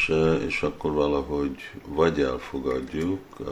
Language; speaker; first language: Hungarian; early bilingual, heritage; Hungarian